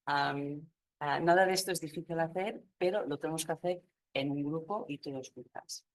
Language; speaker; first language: Spanish; non-native, fluent; English